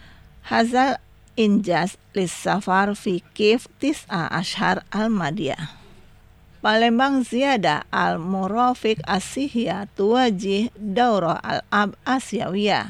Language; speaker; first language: Arabic; non-native, fluent; Indonesian